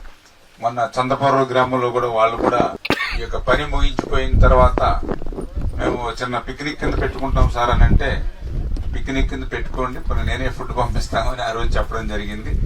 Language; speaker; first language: Telugu; native; Telugu